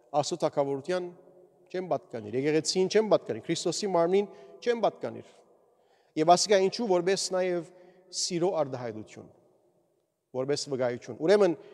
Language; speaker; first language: Armenian; early bilingual, heritage; Armenian